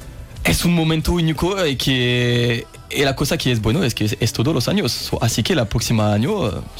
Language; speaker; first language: Spanish; non-native, learner; French